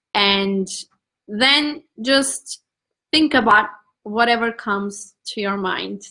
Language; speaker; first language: English; non-native, fluent; Turkish